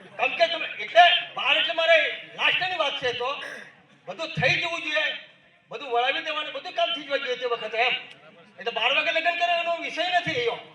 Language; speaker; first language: Gujarati; native; Gujarati